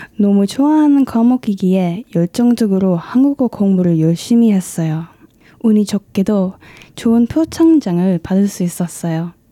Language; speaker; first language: Korean; non-native, fluent; Indonesian